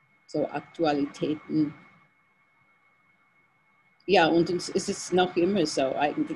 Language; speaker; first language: German; non-native, fluent; English